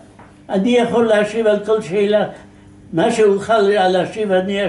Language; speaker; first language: Hebrew; non-native, fluent; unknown